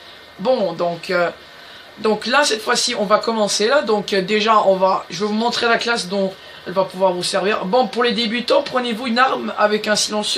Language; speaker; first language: French; native; French